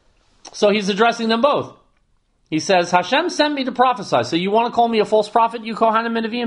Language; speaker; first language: English; native; English